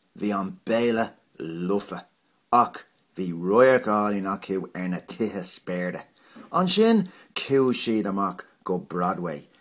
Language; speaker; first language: Irish; non-native, local second language; English